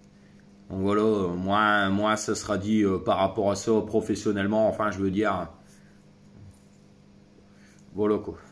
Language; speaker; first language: French; native; French